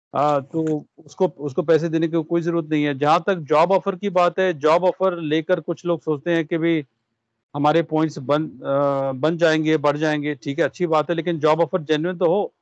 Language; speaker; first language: Hindi; non-native, local second language; Punjabi